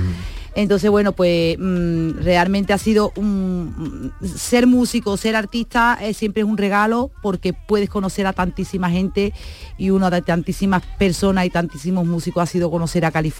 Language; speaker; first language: Spanish; native; Spanish